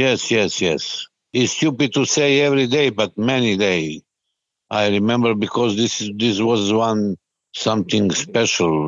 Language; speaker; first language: English; non-native, learner; Serbian